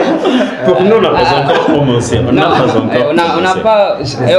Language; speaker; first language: French; non-native, learner; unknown